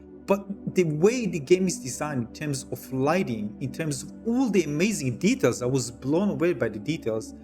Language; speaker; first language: English; non-native, fluent; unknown